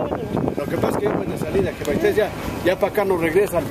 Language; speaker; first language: Spanish; native; Spanish